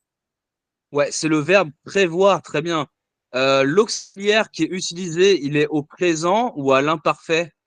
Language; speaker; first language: French; non-native, fluent; Vietnamese